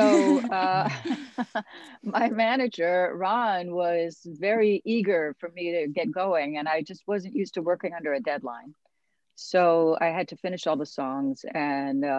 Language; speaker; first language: English; native; English